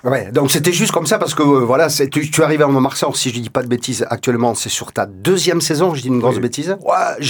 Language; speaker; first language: French; native; French